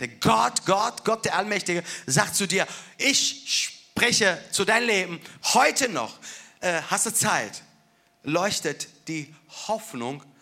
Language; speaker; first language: German; non-native, fluent; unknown